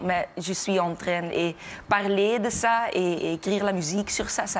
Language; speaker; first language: French; non-native, local second language; Dutch